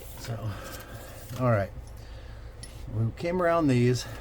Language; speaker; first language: English; native; English